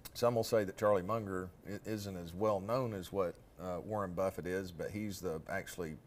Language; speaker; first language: English; native; English